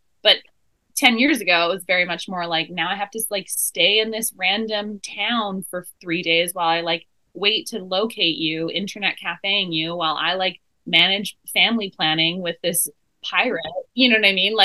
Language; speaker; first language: English; native; English